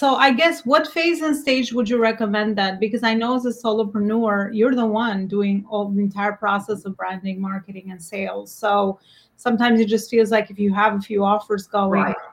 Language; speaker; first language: English; non-native, fluent; Albanian